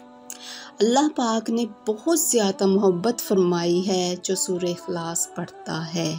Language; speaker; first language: Urdu; native; Urdu